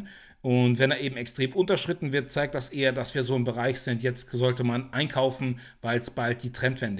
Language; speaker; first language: German; native; German